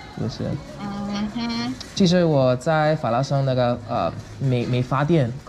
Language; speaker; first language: Chinese; non-native, fluent; English